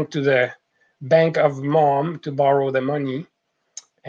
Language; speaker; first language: English; non-native, fluent; French